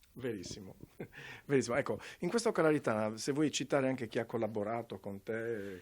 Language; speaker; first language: Italian; native; Italian